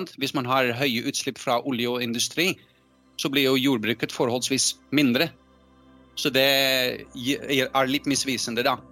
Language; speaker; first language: Norwegian; non-native, fluent; Dutch